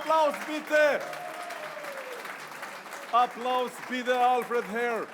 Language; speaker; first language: German; non-native, learner; Albanian